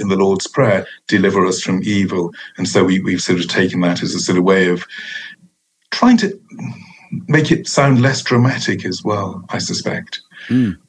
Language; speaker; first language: English; native; English